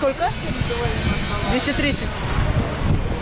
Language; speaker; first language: Russian; native; Russian